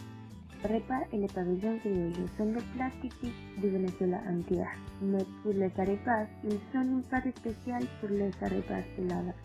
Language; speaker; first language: French; non-native, learner; Spanish